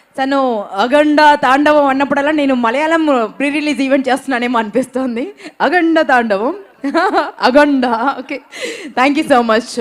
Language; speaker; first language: Telugu; native; Telugu